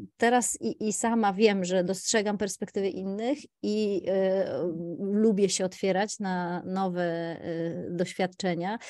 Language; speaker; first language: Polish; native; Polish